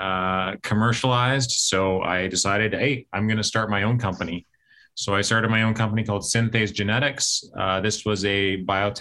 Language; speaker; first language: English; native; English